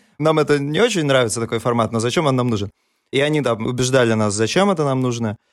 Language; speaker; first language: Russian; native; Russian